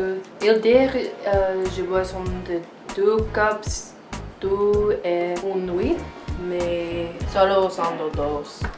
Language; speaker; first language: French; non-native, learner; English